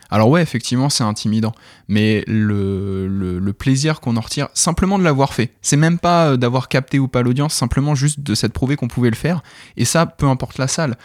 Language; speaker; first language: French; native; French